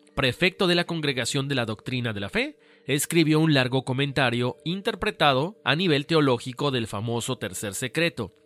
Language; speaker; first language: Spanish; native; Spanish